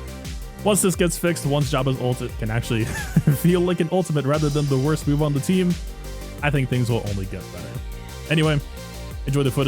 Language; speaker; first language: English; native; English